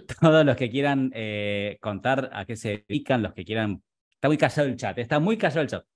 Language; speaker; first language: Spanish; native; Spanish